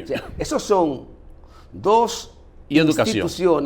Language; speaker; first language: Spanish; native; Spanish